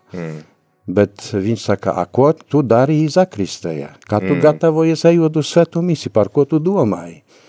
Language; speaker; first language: Latvian; non-native, fluent; Polish